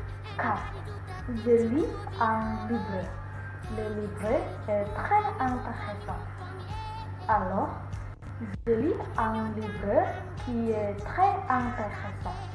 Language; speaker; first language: French; non-native, learner; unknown